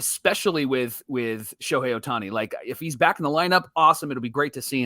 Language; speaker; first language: English; native; English